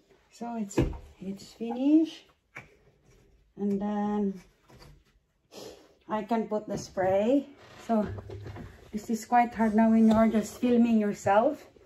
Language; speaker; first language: English; non-native, local second language; Cebuano